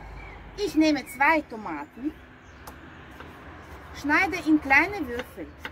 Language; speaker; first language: German; non-native, fluent; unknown